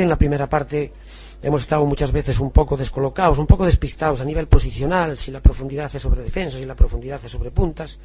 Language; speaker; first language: Spanish; native; Spanish